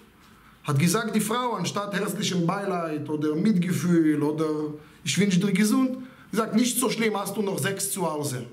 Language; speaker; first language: German; non-native, fluent; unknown